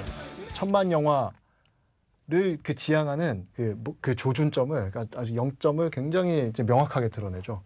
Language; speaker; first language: Korean; native; Korean